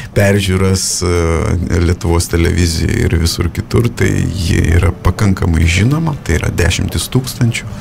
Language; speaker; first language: Lithuanian; native; Lithuanian